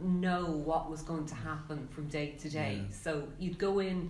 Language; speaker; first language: English; native; English